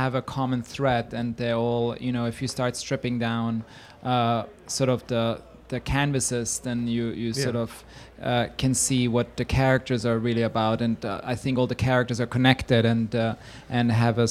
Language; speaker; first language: English; non-native, fluent; Swiss German